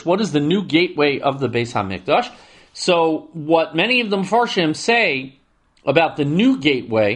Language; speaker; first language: English; native; English